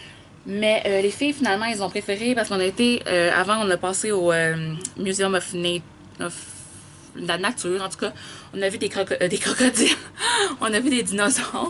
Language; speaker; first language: French; native; French